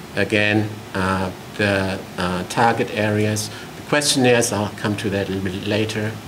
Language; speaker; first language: English; non-native, fluent; German